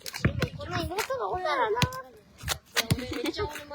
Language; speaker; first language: Japanese; native; Japanese